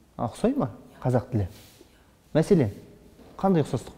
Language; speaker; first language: Kazakh; native; Kazakh